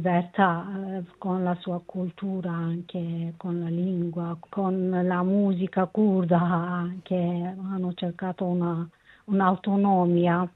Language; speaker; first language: Italian; non-native, learner; Kurdish